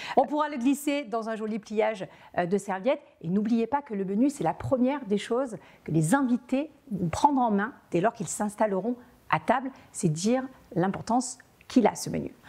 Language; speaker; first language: French; native; French